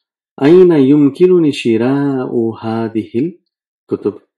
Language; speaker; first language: Arabic; non-native, fluent; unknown